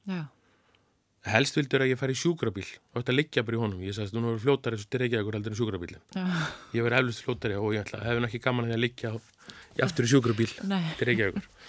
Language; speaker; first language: Icelandic; native; Icelandic